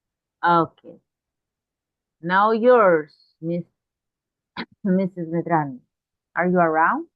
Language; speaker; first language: English; non-native, fluent; Spanish